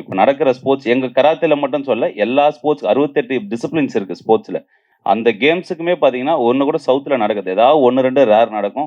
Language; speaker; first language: Tamil; native; Tamil